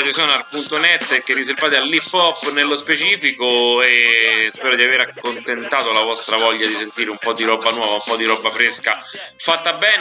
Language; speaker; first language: Italian; native; Italian